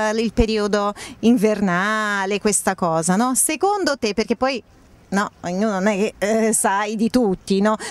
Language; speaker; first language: Italian; non-native, fluent; Portuguese